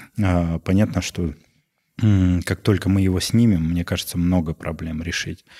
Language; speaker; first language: Russian; native; Russian